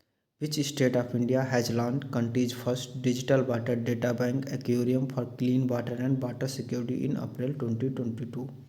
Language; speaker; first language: Hindi; native; Hindi